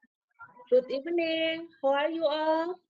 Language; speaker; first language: English; non-native, learner; Indonesian